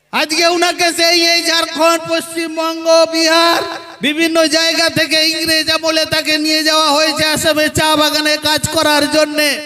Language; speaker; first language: Bangla; non-native, local second language; Santali